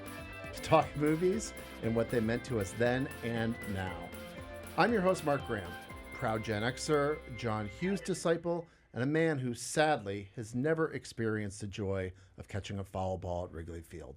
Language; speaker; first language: English; native; English